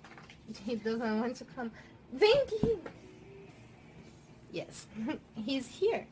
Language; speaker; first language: English; non-native, fluent; Portuguese